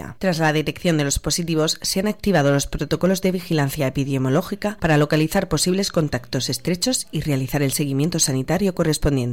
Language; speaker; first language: Spanish; native; Spanish